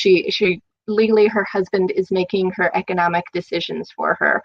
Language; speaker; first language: English; native; English